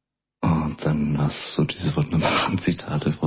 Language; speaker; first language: German; native; German